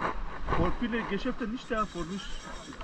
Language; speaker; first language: German; non-native, learner; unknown